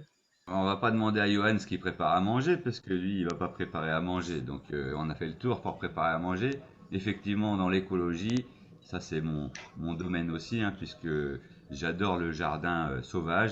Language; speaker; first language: French; native; French